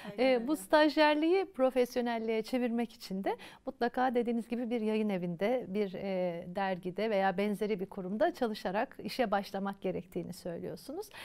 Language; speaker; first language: Turkish; native; Turkish